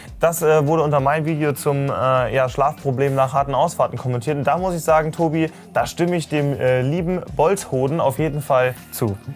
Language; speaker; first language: German; native; German